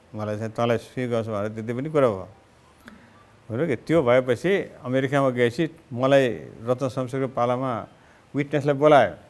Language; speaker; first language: Nepali; native; Nepali